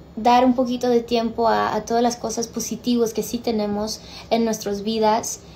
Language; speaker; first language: Spanish; early bilingual, heritage; Spanish